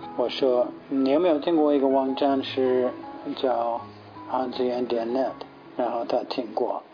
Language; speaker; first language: Chinese; non-native, fluent; English